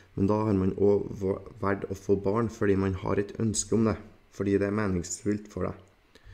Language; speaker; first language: Norwegian; native; Norwegian